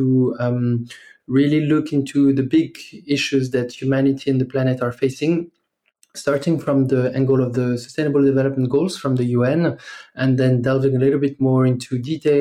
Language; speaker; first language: English; non-native, fluent; French